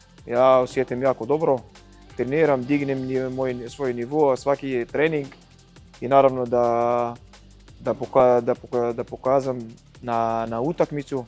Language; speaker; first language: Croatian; non-native, fluent; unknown